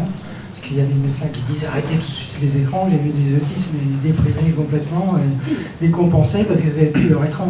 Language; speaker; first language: French; native; French